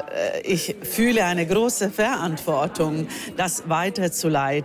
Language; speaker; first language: German; non-native, learner; Finnish